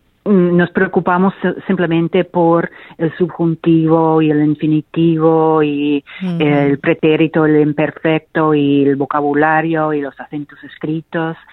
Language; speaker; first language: Spanish; non-native, fluent; English